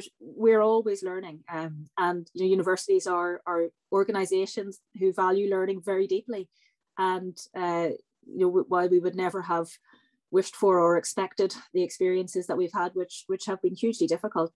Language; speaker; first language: English; native; English